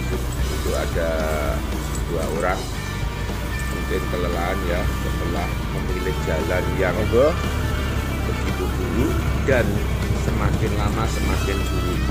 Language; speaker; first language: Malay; non-native, local second language; Javanese